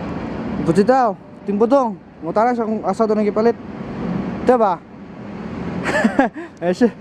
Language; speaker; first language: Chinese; non-native, learner; Cebuano